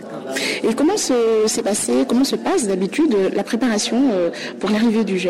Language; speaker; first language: French; native; French